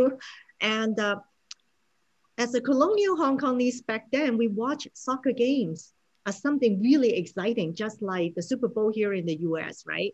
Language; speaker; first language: English; non-native, local second language; Cantonese